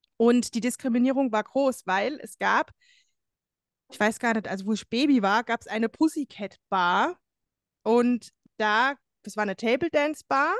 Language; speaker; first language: German; native; German